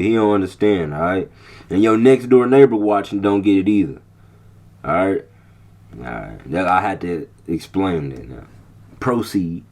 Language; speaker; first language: English; native; English